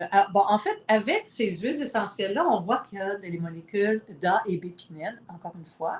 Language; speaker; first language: French; native; French